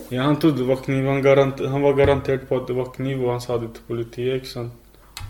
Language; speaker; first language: Norwegian; early bilingual, other home language; Filipino